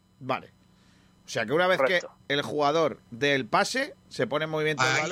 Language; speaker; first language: Spanish; native; Spanish